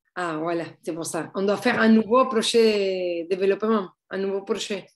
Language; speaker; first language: French; non-native, fluent; Spanish